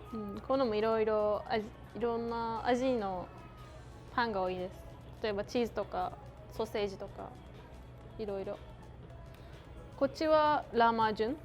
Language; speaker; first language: Japanese; non-native, fluent; Turkish